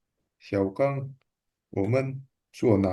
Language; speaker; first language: Chinese; non-native, learner; Indonesian